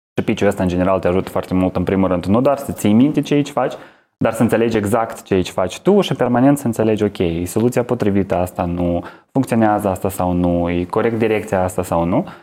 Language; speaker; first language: Romanian; native; Romanian